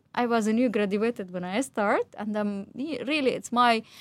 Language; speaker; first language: English; non-native, fluent; Arabic